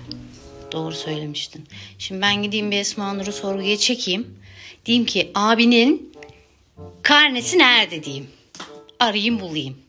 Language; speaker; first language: Turkish; native; Turkish